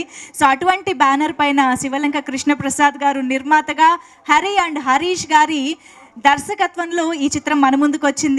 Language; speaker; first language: Telugu; native; Telugu